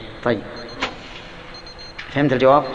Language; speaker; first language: Arabic; native; Arabic